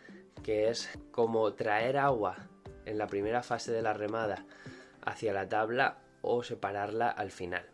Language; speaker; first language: Spanish; native; Spanish